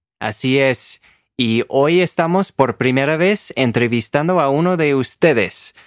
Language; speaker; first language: Spanish; non-native, fluent; English